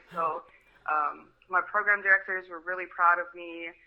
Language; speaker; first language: English; early bilingual, other home language; Russian